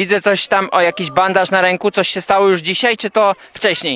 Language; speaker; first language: Polish; native; Polish